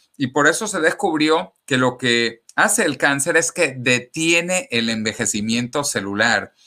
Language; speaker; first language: Spanish; native; Spanish